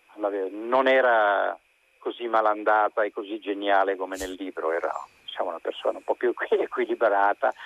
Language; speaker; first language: Italian; native; Italian